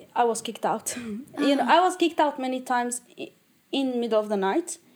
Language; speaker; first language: English; non-native, fluent; Arabic